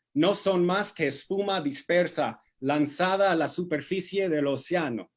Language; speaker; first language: Spanish; non-native, fluent; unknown